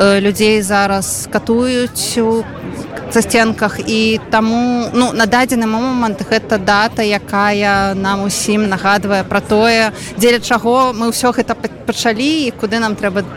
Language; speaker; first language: Belarusian; non-native, local second language; Russian